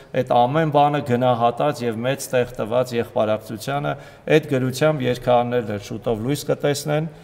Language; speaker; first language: Armenian; native; Armenian